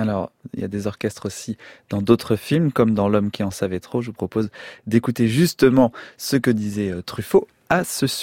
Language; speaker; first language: French; native; French